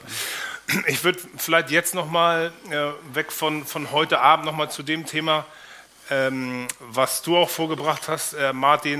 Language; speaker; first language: German; native; German